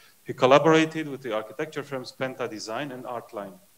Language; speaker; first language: English; non-native, fluent; Romanian